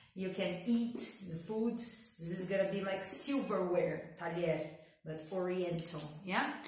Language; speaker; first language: English; non-native, fluent; Portuguese